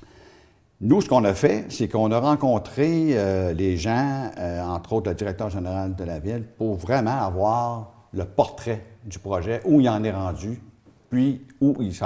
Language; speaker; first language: French; native; French